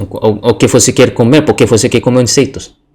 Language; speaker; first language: Portuguese; early bilingual, heritage; Indonesian